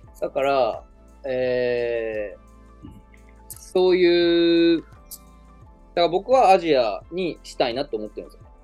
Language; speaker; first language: Japanese; native; Japanese